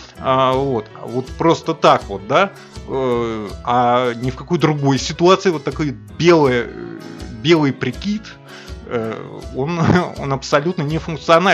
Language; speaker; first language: Russian; native; Russian